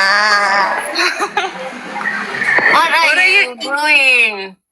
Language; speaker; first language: English; non-native, learner; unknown